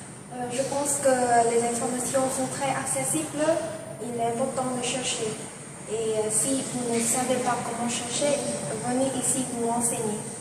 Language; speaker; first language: French; non-native, learner; Vietnamese